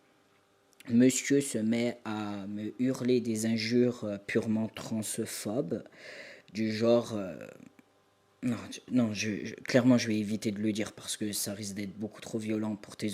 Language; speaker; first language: French; native; French